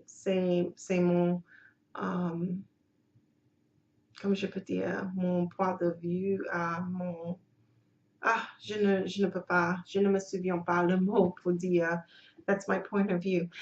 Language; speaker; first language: French; non-native, learner; English